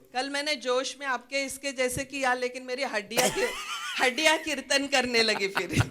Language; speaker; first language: Hindi; non-native, local second language; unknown